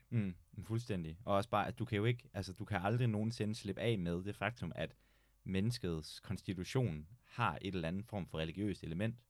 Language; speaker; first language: Danish; native; Danish